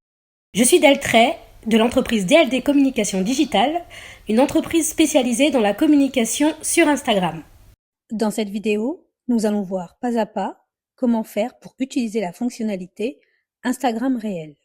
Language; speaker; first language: French; native; French